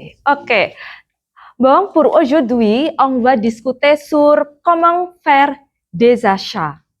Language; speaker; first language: French; non-native, fluent; Indonesian